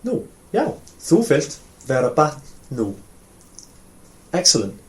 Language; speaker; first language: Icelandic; non-native, fluent; English